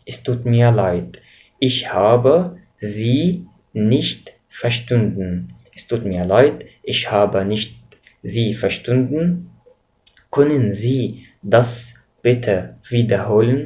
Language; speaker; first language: German; non-native, fluent; Arabic